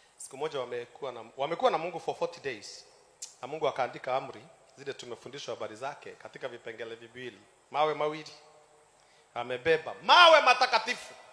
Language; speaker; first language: Swahili; non-native, local second language; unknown